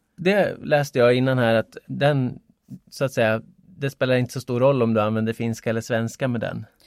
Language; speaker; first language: Swedish; native; Swedish